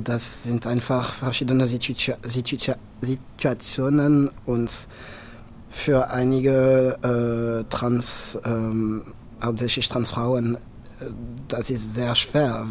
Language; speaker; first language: German; non-native, fluent; French